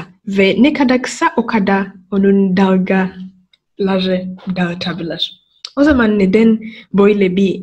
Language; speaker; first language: Turkish; non-native, learner; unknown